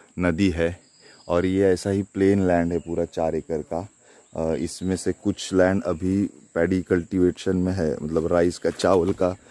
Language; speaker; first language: Hindi; non-native, local second language; Marathi